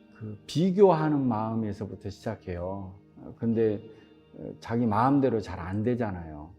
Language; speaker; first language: Korean; native; Korean